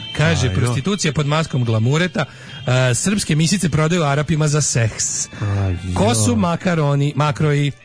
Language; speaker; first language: Serbian; native; Serbian